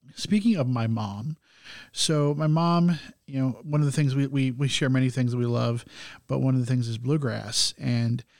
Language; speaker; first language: English; native; English